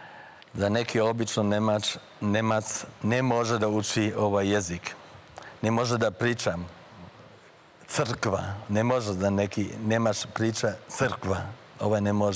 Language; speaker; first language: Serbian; non-native, learner; German